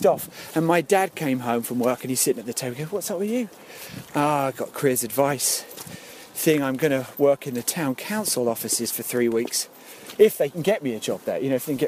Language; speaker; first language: English; native; English